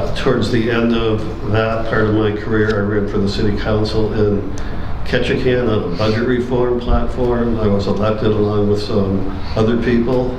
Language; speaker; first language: English; native; English